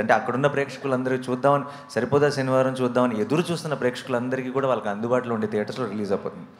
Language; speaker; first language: Telugu; native; Telugu